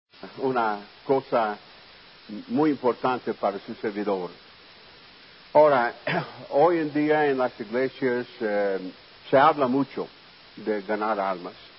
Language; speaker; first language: Spanish; non-native, fluent; English